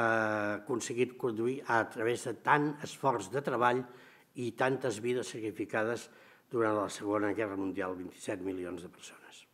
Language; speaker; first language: Catalan; native; Catalan